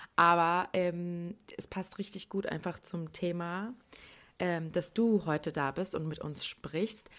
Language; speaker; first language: German; early bilingual, other home language; Persian